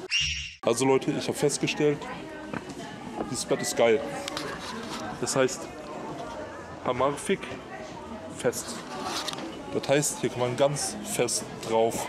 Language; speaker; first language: German; native; German